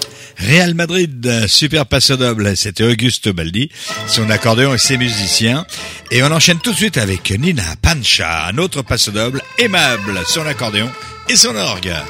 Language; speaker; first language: French; native; French